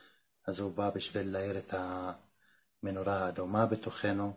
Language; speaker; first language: Hebrew; non-native, local second language; Arabic